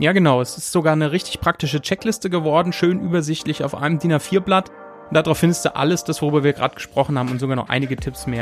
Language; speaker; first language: German; native; German